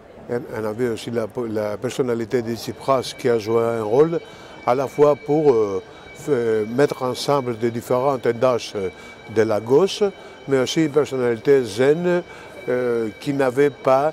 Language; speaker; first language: French; non-native, fluent; Greek